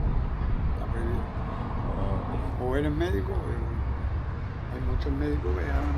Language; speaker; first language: Spanish; native; Spanish